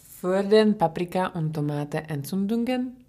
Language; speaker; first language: German; non-native, learner; English